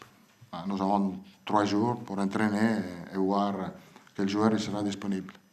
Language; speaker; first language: French; non-native, fluent; Italian